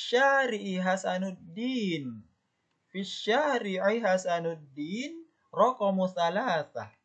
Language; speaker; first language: Arabic; non-native, fluent; Indonesian